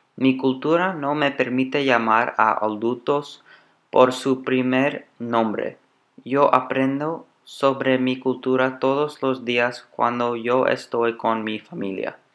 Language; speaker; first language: Spanish; non-native, learner; English